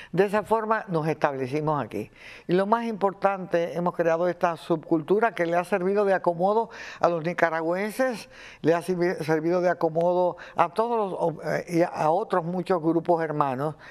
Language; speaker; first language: Spanish; native; Spanish